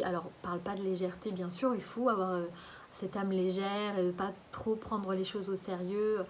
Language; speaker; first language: French; native; French